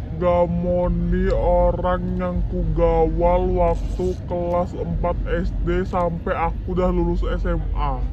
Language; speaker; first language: Indonesian; native; Indonesian